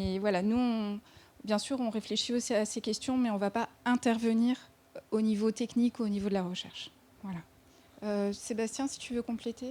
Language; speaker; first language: French; native; French